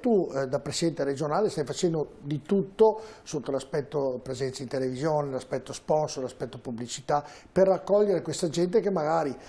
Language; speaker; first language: Italian; native; Italian